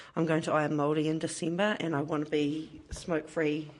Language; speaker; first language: English; native; English